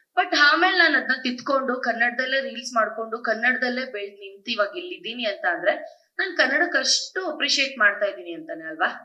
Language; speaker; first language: Kannada; native; Kannada